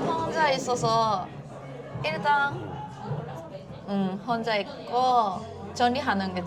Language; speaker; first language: Korean; non-native, fluent; Japanese